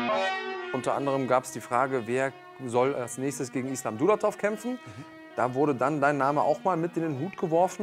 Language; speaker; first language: German; native; German